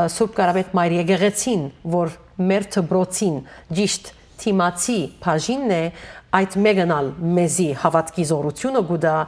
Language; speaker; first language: Armenian; native; Armenian